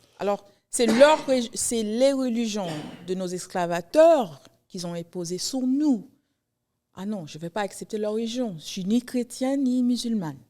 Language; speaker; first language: French; early bilingual, heritage; Haitian Creole